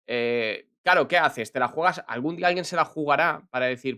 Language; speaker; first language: Spanish; native; Spanish